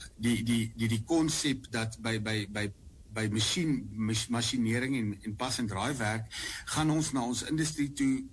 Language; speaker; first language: Afrikaans; native; Afrikaans